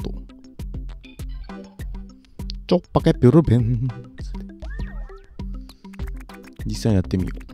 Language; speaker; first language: Japanese; native; Japanese